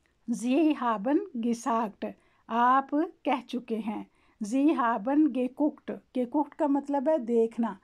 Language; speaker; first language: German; non-native, learner; Urdu